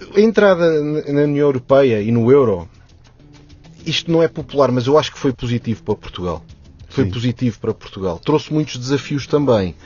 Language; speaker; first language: Portuguese; native; Portuguese